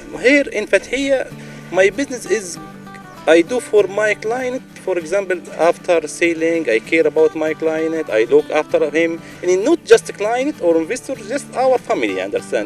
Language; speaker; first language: English; non-native, learner; Arabic